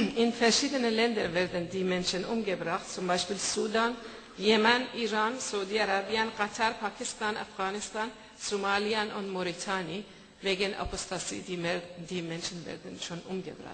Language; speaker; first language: German; non-native, fluent; Persian